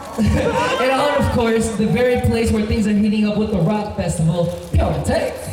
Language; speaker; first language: English; early bilingual, other home language; Korean